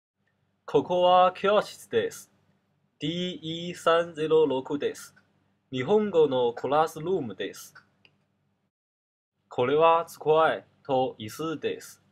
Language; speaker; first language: Japanese; non-native, learner; Cantonese